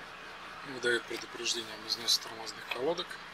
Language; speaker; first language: Russian; native; Russian